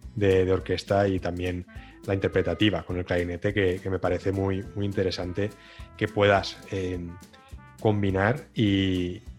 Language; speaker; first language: Spanish; native; Spanish